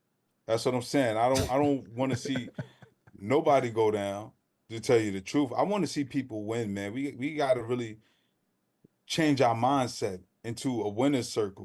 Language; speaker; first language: English; native; English